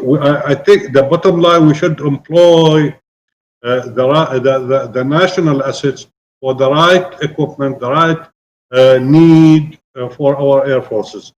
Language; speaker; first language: English; non-native, fluent; Arabic